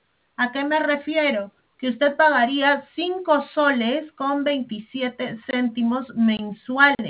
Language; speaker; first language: Spanish; native; Spanish